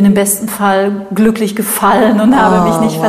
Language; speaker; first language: German; native; German